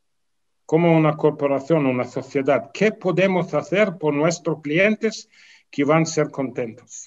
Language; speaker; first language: Spanish; non-native, fluent; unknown